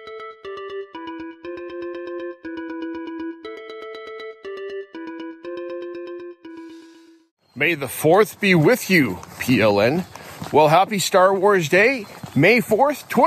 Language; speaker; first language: English; native; English